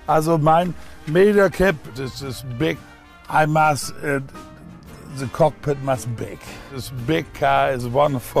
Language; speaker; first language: English; non-native, learner; German